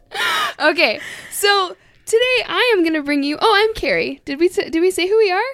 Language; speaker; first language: English; native; English